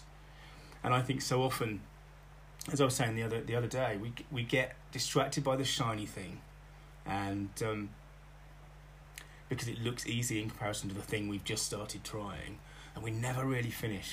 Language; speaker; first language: English; native; English